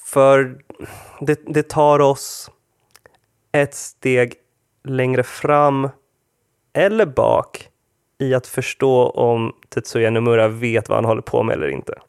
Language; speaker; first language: Swedish; early bilingual, other home language; Spanish